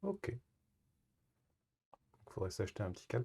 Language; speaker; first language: French; native; French